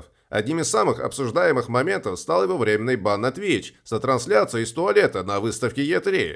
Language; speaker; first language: Russian; native; Russian